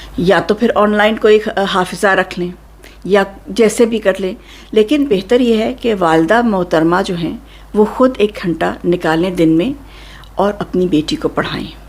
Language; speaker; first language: Urdu; native; Urdu